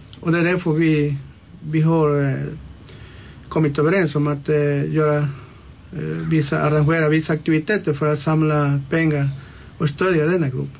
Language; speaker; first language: Swedish; non-native, local second language; Spanish